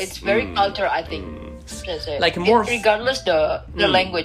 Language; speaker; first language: English; non-native, fluent; Indonesian